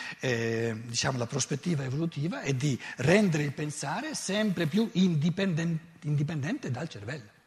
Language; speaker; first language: Italian; native; Italian